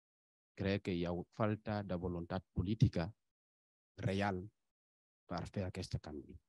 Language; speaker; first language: Catalan; non-native, fluent; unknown